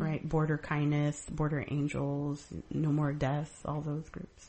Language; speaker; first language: English; early bilingual, other home language; Spanish